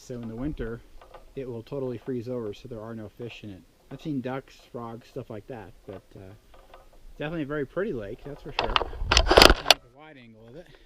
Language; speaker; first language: English; native; English